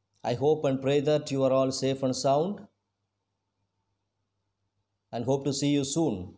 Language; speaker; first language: English; non-native, local second language; Tamil